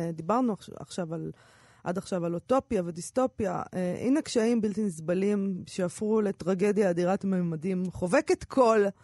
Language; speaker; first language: Hebrew; native; Hebrew